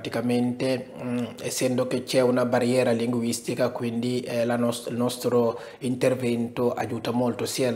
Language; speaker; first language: Italian; non-native, fluent; Wolof